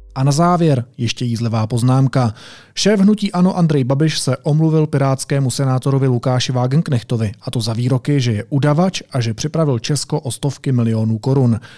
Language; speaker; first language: Czech; native; Czech